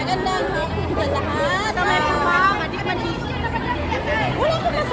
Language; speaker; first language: Filipino; non-native, local second language; Cebuano